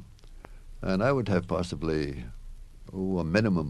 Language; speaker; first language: English; native; English